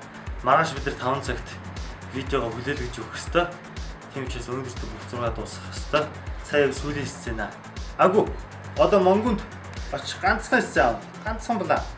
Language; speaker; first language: Mongolian; native; Mongolian